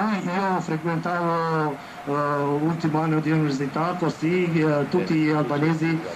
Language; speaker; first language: Italian; non-native, fluent; Albanian